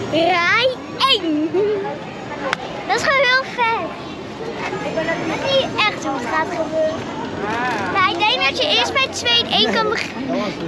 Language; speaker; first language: Dutch; native; Dutch